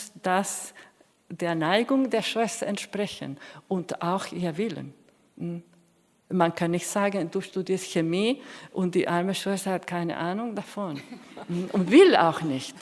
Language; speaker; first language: German; non-native, fluent; Spanish